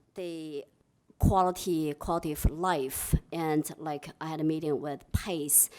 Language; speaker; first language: English; non-native, fluent; Chinese